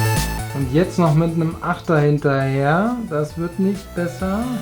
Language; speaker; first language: German; native; German